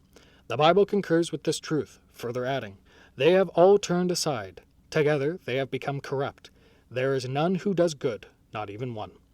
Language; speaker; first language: English; native; English